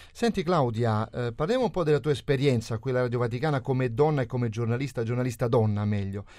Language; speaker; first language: Italian; native; Italian